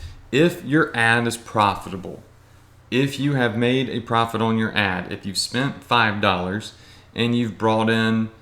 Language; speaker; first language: English; native; English